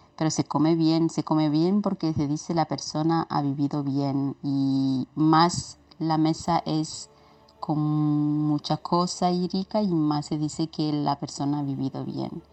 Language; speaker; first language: Spanish; non-native, fluent; Romanian